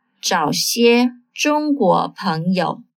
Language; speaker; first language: Chinese; non-native, fluent; Portuguese